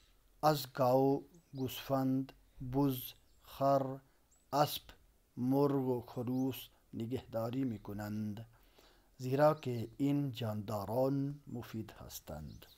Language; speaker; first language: Persian; non-native, local second language; Urdu